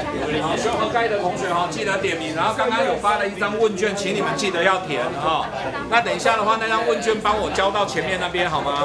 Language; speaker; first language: Chinese; native; Chinese